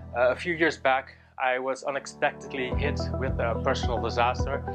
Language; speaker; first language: English; non-native, fluent; Dutch